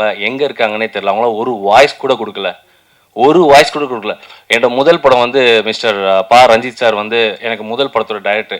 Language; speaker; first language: Tamil; native; Tamil